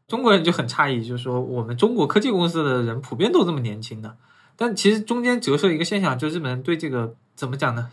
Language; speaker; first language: Chinese; native; Chinese